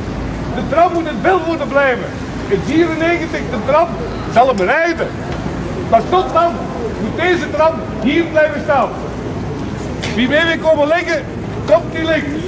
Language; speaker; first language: Dutch; native; Dutch